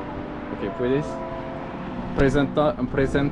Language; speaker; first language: Spanish; non-native, learner; French